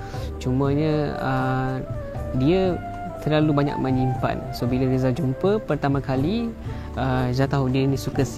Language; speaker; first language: Malay; native; Malay